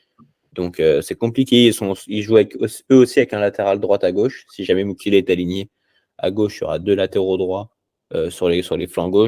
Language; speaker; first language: French; native; French